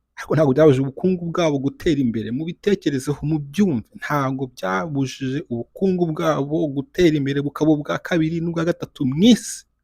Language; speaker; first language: Kinyarwanda; native; Kinyarwanda